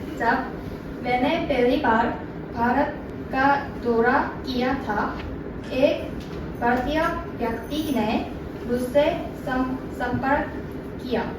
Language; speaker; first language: Hindi; non-native, learner; Korean